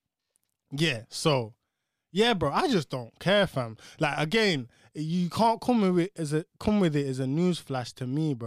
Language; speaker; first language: English; native; English